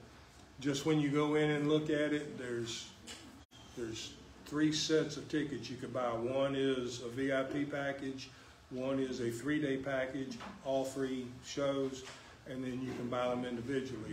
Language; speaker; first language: English; native; English